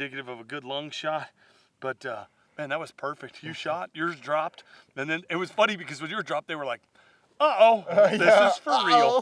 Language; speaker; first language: English; native; English